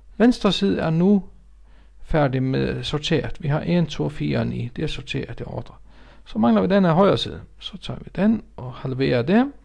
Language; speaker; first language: Danish; non-native, local second language; Faroese